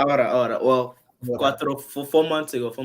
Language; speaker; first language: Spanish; non-native, learner; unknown